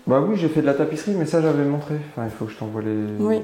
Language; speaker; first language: French; native; French